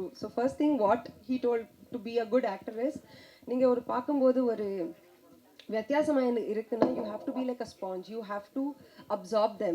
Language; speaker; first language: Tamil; non-native, fluent; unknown